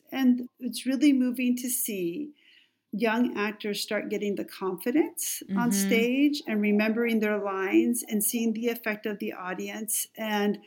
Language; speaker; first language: English; non-native, fluent; Spanish